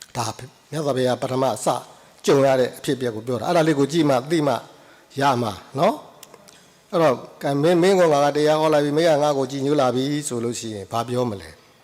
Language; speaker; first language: Burmese; native; Burmese